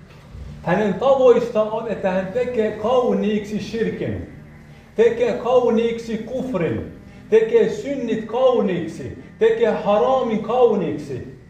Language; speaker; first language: Finnish; non-native, fluent; Arabic